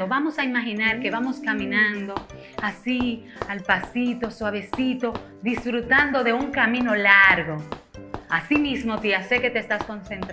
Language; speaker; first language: Spanish; native; Spanish